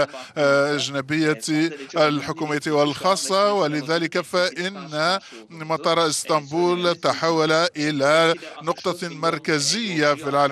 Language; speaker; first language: Arabic; non-native, fluent; Turkish